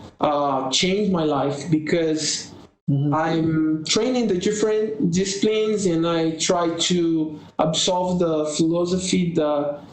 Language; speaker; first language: English; non-native, learner; Portuguese